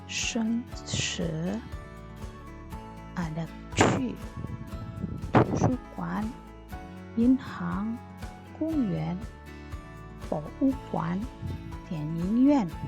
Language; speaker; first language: Chinese; non-native, fluent; Indonesian